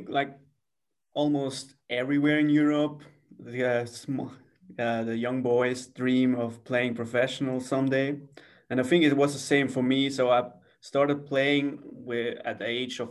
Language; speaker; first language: English; non-native, fluent; Swiss German